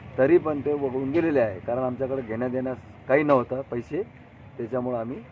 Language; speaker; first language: Marathi; non-native, local second language; Lambadi